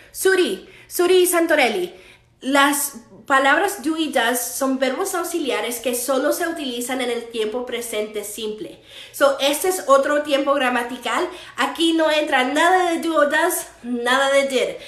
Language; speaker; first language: Spanish; early bilingual, heritage; Spanish